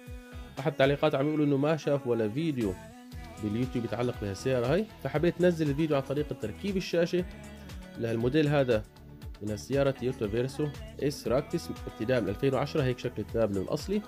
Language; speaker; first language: Arabic; native; Arabic